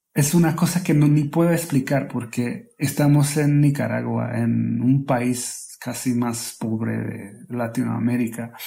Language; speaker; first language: Spanish; non-native, fluent; Slovak